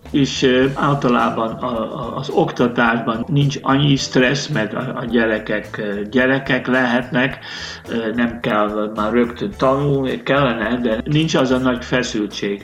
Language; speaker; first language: Hungarian; non-native, fluent; Dutch